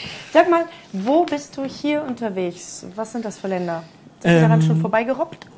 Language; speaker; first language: German; native; German